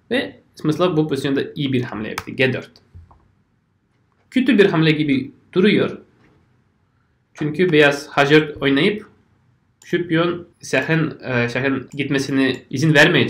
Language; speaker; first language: Turkish; non-native, fluent; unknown